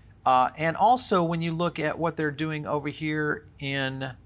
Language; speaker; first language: English; native; English